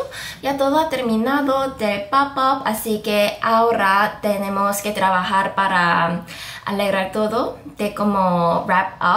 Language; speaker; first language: Spanish; non-native, fluent; Korean